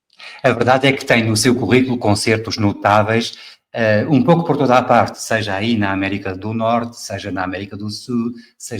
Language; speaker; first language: Portuguese; native; Portuguese